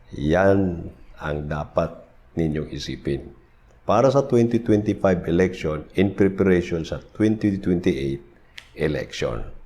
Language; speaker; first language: Filipino; non-native, local second language; Cebuano